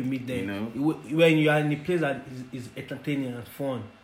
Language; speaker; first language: English; non-native, local second language; Yoruba